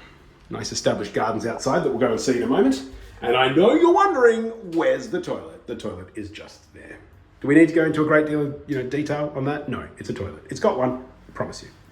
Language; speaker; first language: English; native; English